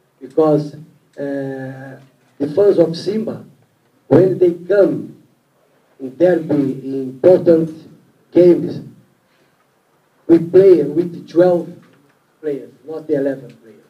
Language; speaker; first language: English; non-native, learner; Portuguese